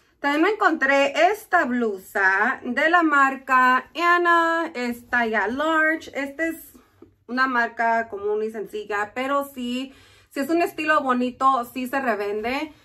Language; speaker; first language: Spanish; early bilingual, heritage; Spanish